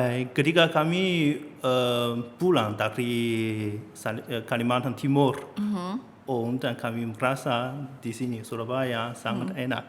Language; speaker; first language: Indonesian; non-native, learner; Chinese